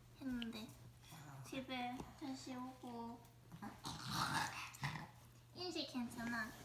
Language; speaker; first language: Korean; non-native, learner; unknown